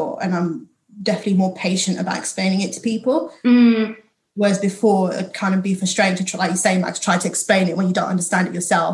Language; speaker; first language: English; native; English